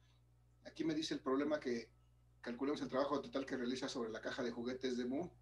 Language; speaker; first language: Spanish; native; Spanish